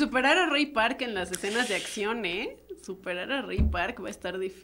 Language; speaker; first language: Spanish; native; Spanish